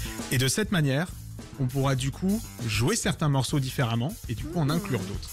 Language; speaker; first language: French; native; French